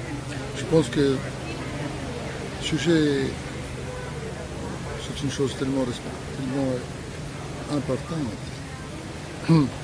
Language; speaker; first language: French; non-native, fluent; Russian